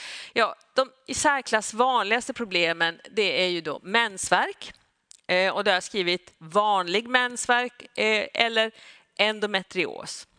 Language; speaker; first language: Swedish; native; Swedish